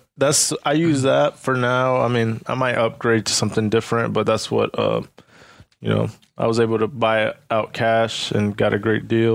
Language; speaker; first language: English; early bilingual, other home language; Spanish